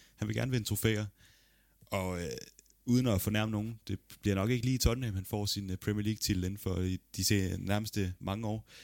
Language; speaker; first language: Danish; early bilingual, other home language; Italian